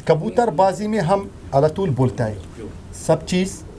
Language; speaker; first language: Hindi; non-native, learner; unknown